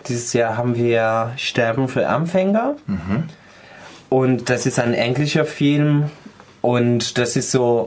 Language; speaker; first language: German; non-native, fluent; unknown